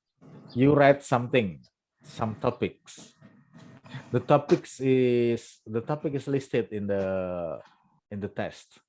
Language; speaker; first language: English; non-native, fluent; Indonesian